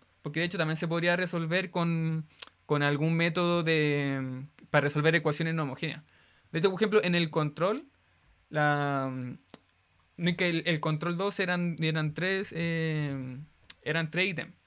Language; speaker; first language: Spanish; native; Spanish